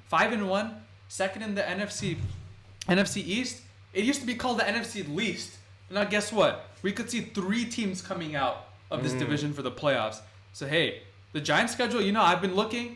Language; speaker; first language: English; native; English